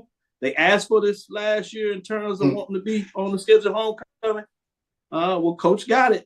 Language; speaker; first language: English; native; English